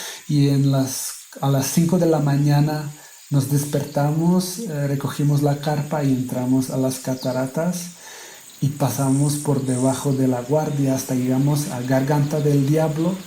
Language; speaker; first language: Spanish; non-native, fluent; Hungarian